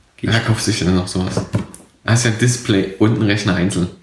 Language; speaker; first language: German; native; German